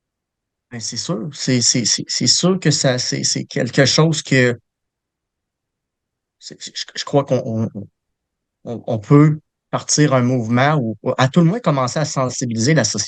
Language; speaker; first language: French; native; French